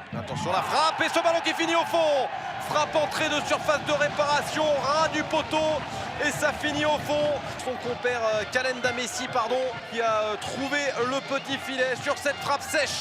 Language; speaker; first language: French; native; French